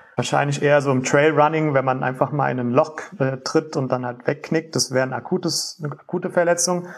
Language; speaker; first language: German; native; German